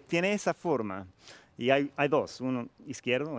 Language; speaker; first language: Spanish; non-native, fluent; English